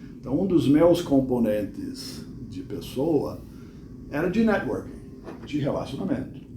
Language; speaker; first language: Portuguese; non-native, fluent; English